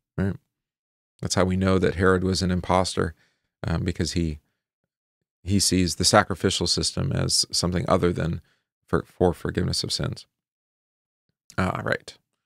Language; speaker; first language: English; native; English